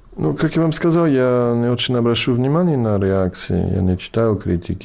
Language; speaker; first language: Russian; non-native, fluent; English